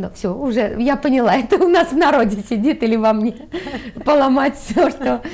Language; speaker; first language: Russian; non-native, local second language; Armenian